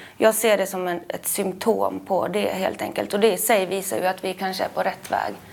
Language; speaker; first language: Swedish; native; Swedish